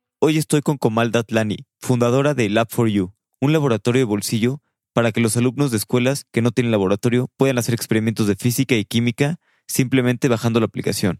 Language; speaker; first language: Spanish; native; Spanish